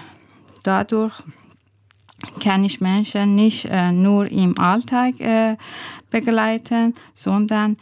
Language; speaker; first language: German; non-native, learner; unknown